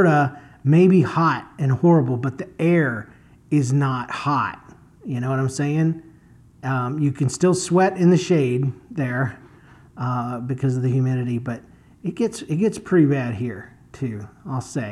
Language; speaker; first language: English; native; English